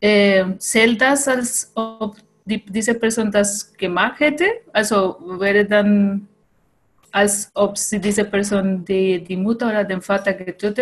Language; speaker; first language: German; non-native, fluent; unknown